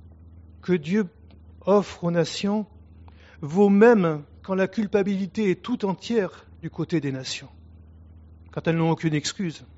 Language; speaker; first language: French; native; French